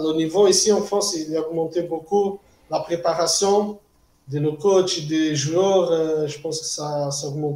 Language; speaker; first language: French; non-native, fluent; Portuguese